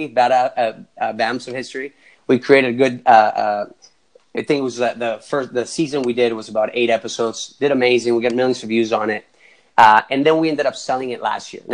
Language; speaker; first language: English; non-native, fluent; Spanish